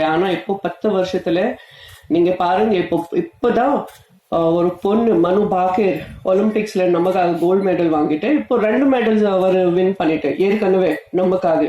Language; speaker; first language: Tamil; non-native, fluent; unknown